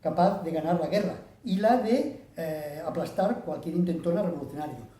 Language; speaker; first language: Spanish; non-native, local second language; Catalan